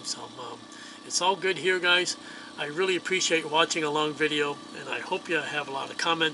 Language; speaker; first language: English; native; English